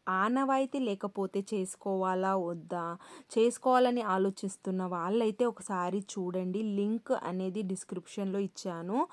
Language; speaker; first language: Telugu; non-native, local second language; Kannada